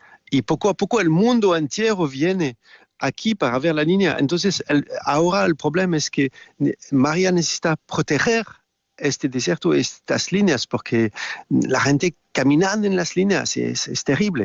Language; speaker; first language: Spanish; non-native, learner; French